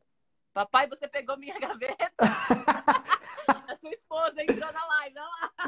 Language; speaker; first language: Portuguese; native; Portuguese